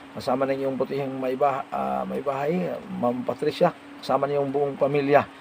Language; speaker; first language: Filipino; non-native, local second language; Cebuano